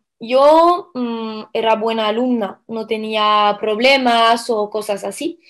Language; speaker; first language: Spanish; non-native, fluent; French